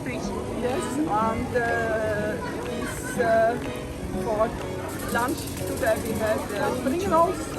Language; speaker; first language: English; non-native, fluent; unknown